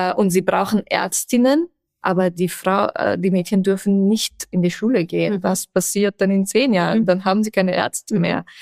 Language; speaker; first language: German; non-native, fluent; Persian